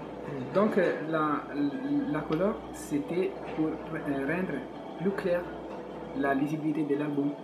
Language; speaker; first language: French; non-native, fluent; Italian